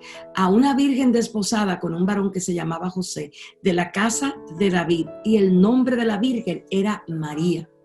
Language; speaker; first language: Spanish; native; Spanish